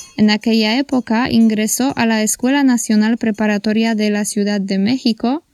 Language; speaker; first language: Spanish; non-native, fluent; Polish